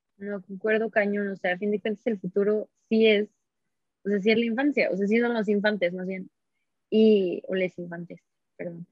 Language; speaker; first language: Spanish; early bilingual, heritage; Spanish